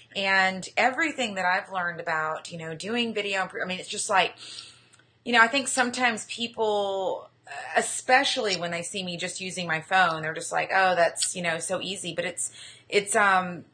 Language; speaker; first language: English; native; English